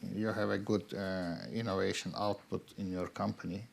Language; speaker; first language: English; non-native, fluent; Turkish